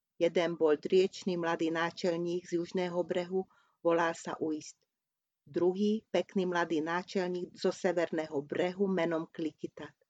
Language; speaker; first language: Slovak; non-native, local second language; Hungarian